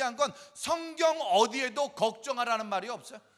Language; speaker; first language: Korean; native; Korean